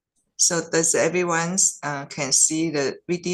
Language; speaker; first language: English; non-native, fluent; Chinese